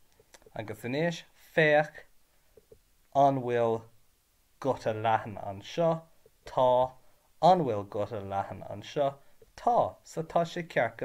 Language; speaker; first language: Irish; non-native, learner; English